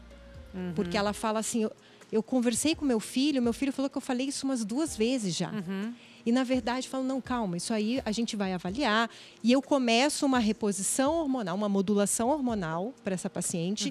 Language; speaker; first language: Portuguese; native; Portuguese